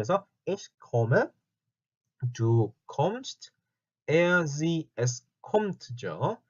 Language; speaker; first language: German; non-native, fluent; Korean